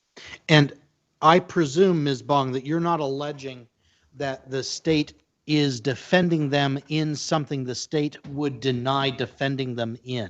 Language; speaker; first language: English; native; English